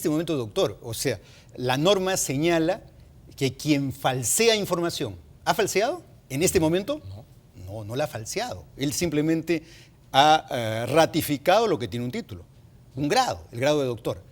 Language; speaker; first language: Spanish; native; Spanish